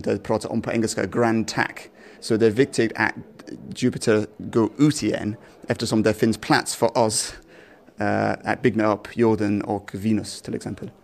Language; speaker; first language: Swedish; non-native, fluent; English